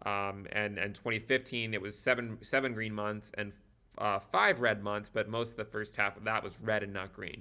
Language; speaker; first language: English; native; English